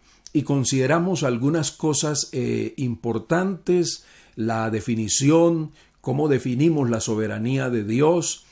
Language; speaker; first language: Spanish; native; Spanish